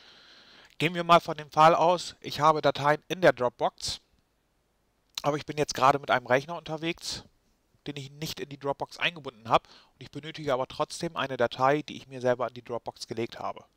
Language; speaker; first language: German; native; German